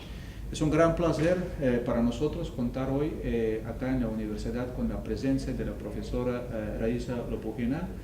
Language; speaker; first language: Spanish; non-native, fluent; Russian